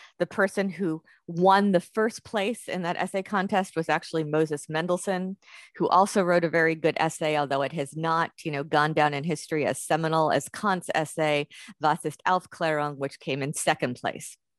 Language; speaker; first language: English; native; English